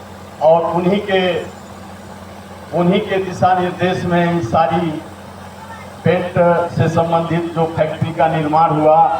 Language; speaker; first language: Hindi; native; Hindi